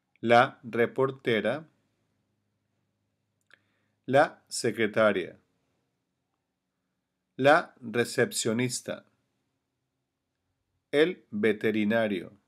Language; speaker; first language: Spanish; non-native, learner; English